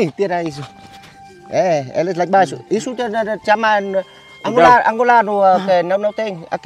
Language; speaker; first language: Portuguese; non-native, learner; Vietnamese